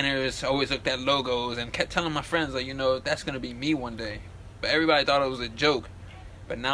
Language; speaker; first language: English; native; English